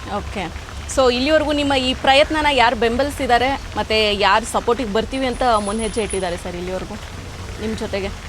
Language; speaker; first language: Kannada; native; Kannada